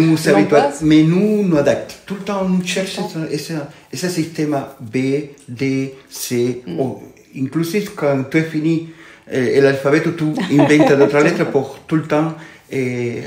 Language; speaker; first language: French; non-native, fluent; Spanish